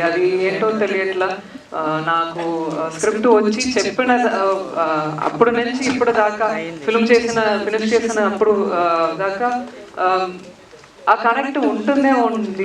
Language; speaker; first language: Telugu; non-native, learner; Tamil